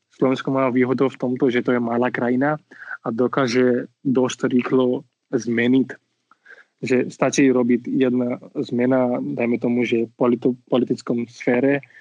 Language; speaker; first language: Slovak; non-native, fluent; Marathi